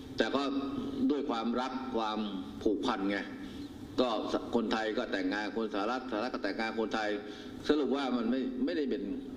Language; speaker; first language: Thai; native; Thai